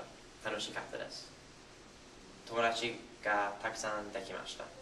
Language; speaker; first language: Japanese; non-native, learner; English